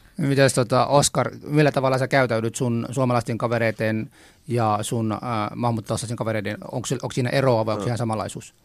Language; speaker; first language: Finnish; non-native, fluent; Arabic